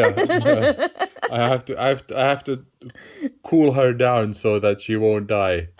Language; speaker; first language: English; non-native, fluent; Finnish